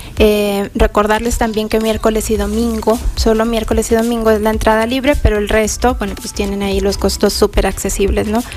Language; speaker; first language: Spanish; native; Spanish